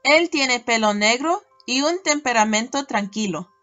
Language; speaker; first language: Spanish; non-native, learner; English